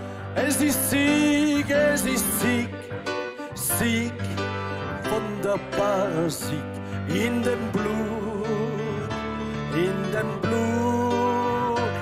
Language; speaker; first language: German; non-native, fluent; French